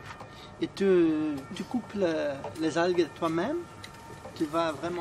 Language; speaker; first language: French; non-native, fluent; Spanish